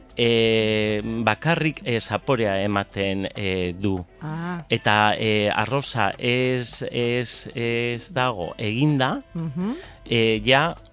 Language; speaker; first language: Basque; non-native, local second language; Spanish